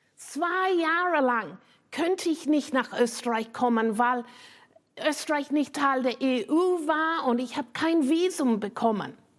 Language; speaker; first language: German; non-native, fluent; English